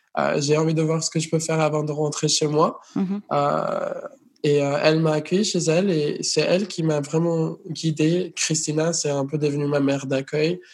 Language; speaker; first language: French; non-native, fluent; Spanish